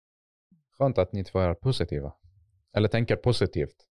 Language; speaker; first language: Swedish; non-native, fluent; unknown